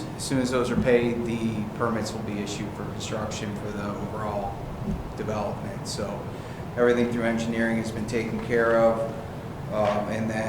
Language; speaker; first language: English; native; English